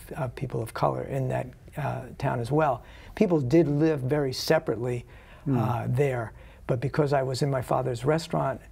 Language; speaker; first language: English; native; English